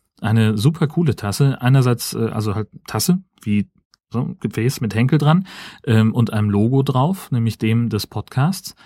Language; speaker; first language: German; native; German